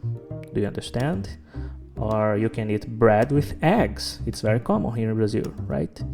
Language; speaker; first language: English; non-native, fluent; Portuguese